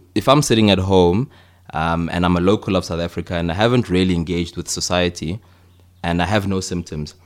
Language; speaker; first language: English; native; English